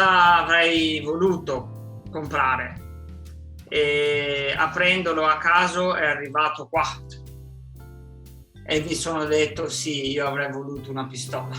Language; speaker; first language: Italian; non-native, fluent; Spanish